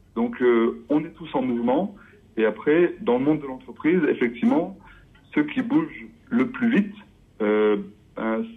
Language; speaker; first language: French; native; French